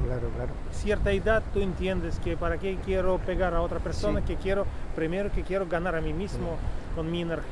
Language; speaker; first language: Spanish; non-native, fluent; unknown